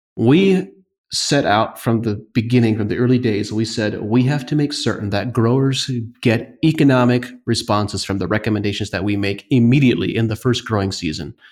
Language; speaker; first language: English; native; English